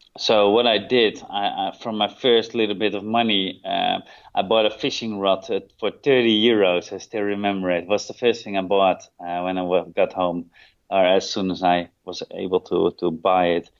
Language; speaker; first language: English; non-native, fluent; Dutch